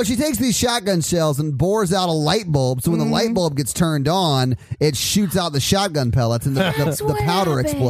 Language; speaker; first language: English; native; English